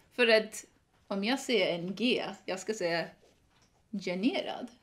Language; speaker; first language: Swedish; non-native, learner; English